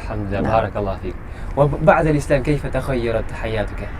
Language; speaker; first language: Arabic; non-native, fluent; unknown